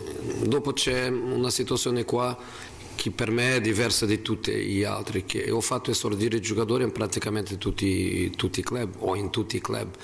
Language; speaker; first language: Italian; non-native, fluent; Portuguese